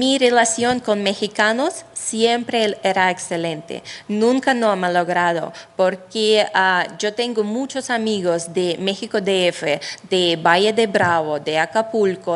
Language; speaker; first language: Spanish; non-native, fluent; Russian